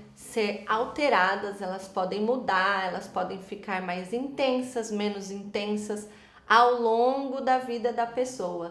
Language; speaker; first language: Portuguese; native; Portuguese